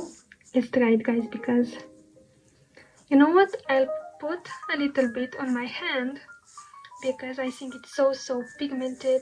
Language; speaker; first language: English; non-native, fluent; Romanian